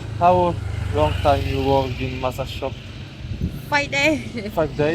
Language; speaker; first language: English; non-native, learner; Polish